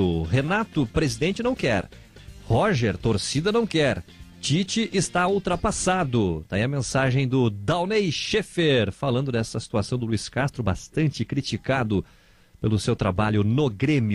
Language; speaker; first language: Portuguese; native; Portuguese